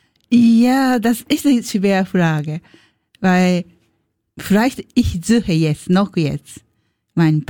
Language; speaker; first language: German; non-native, learner; Japanese